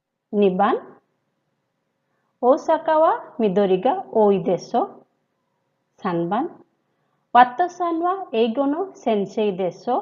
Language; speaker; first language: Japanese; non-native, fluent; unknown